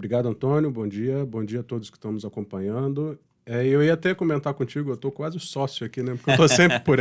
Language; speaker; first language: Portuguese; native; Portuguese